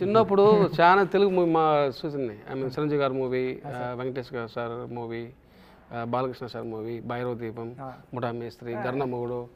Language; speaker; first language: Telugu; non-native, local second language; Tamil